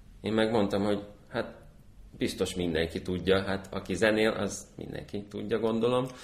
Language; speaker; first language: Hungarian; early bilingual, other home language; Ukrainian